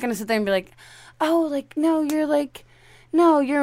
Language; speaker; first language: English; native; English